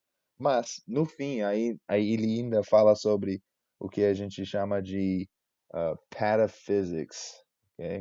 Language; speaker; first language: Portuguese; non-native, fluent; English